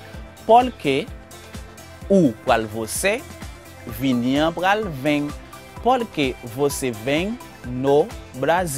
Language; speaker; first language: Portuguese; non-native, fluent; Haitian Creole